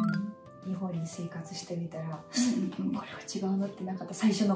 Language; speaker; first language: Japanese; non-native, fluent; Russian